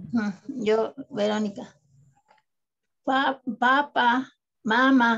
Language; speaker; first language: Spanish; native; Spanish